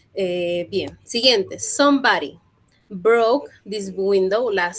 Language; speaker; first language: English; non-native, learner; Spanish